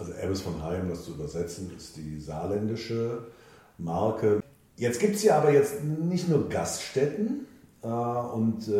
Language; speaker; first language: German; native; German